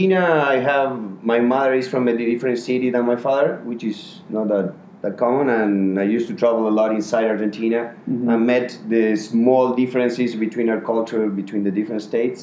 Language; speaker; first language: English; non-native, fluent; Spanish